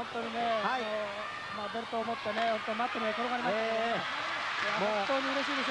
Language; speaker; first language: Japanese; native; Japanese